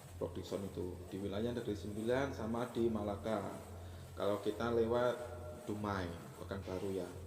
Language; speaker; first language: Indonesian; native; Indonesian